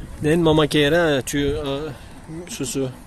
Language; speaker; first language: Indonesian; non-native, learner; Turkish